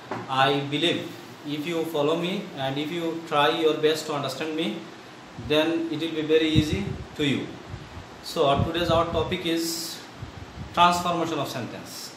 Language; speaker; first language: English; non-native, local second language; Bangla